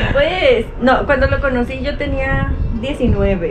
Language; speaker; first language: Spanish; native; Spanish